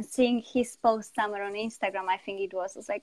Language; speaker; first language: English; non-native, fluent; Polish